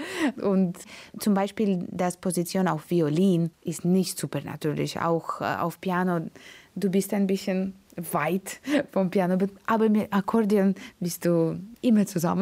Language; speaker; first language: German; non-native, learner; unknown